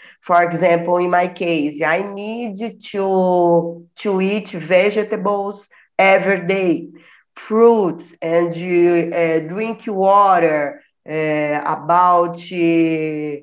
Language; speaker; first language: English; non-native, learner; Portuguese